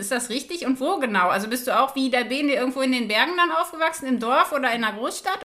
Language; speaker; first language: German; native; German